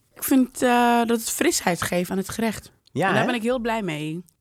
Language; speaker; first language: Dutch; non-native, fluent; Bambara